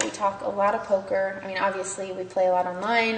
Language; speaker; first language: English; native; English